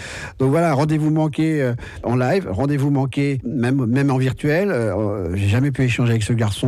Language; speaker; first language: French; native; French